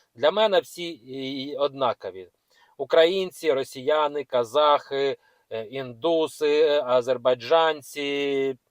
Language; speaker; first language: Ukrainian; non-native, local second language; Russian